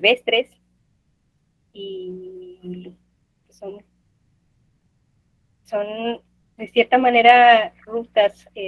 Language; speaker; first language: Spanish; non-native, fluent; Portuguese